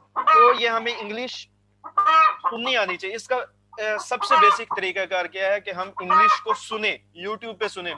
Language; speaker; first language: Urdu; non-native, local second language; Punjabi